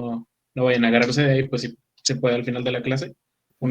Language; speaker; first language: Spanish; native; Spanish